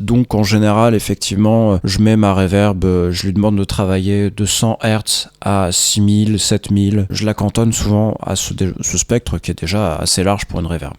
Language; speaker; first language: French; native; French